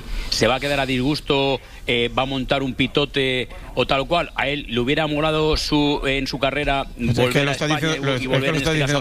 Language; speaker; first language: Spanish; native; Spanish